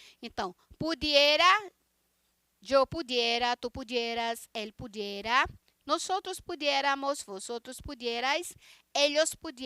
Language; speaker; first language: Spanish; non-native, fluent; Portuguese